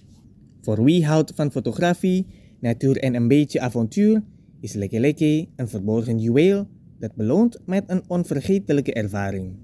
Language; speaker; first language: Dutch; non-native, fluent; Indonesian